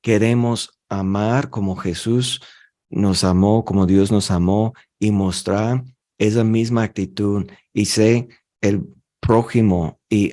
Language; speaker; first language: Spanish; non-native, fluent; English